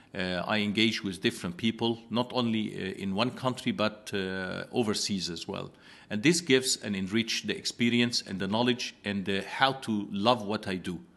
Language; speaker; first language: English; non-native, fluent; Italian